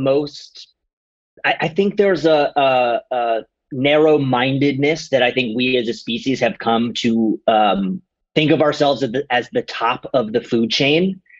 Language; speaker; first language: English; native; English